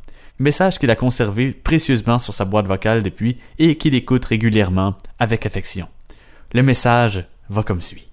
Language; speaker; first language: French; native; French